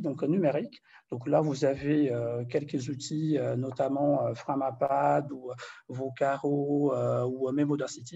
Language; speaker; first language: French; non-native, fluent; Portuguese